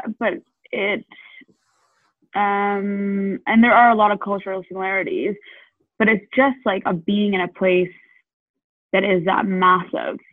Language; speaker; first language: English; native; English